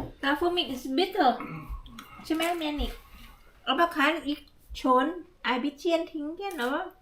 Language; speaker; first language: German; non-native, learner; Thai